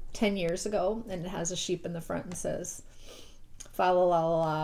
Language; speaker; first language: English; native; English